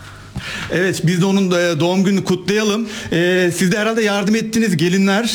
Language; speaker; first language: Turkish; native; Turkish